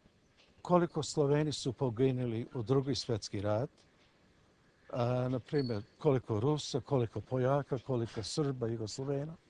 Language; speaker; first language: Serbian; early bilingual, heritage; English